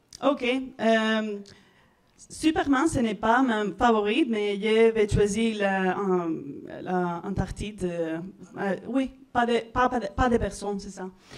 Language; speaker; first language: French; non-native, learner; Spanish